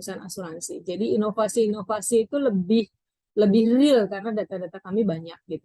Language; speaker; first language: Indonesian; native; Indonesian